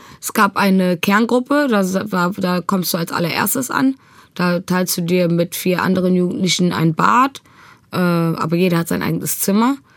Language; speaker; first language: German; early bilingual, other home language; Tigrinya